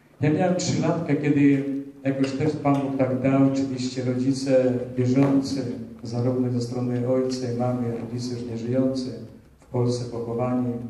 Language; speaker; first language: Polish; early bilingual, heritage; Polish